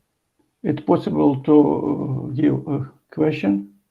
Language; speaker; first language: English; non-native, learner; Ukrainian